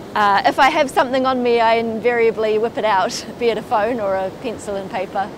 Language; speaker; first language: English; native; English